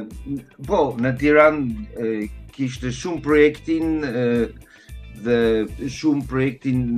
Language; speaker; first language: Albanian; non-native, learner; German